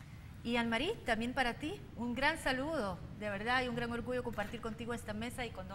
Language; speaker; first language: Spanish; native; Spanish